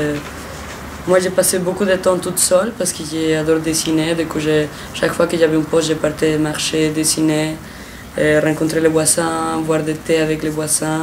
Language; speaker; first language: French; non-native, fluent; Spanish